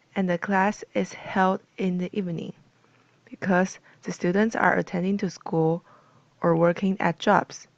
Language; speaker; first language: English; non-native, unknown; Chinese